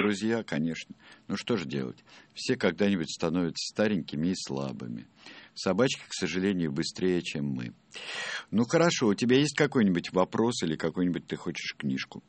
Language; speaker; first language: Russian; native; Russian